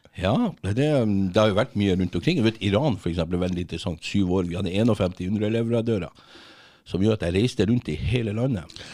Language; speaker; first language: Norwegian; native; Norwegian